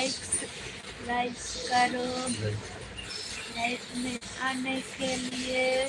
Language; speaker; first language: Hindi; non-native, local second language; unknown